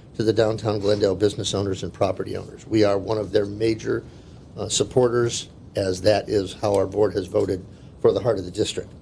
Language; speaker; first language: English; native; English